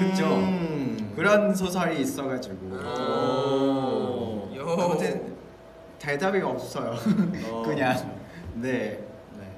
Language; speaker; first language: Korean; non-native, fluent; Vietnamese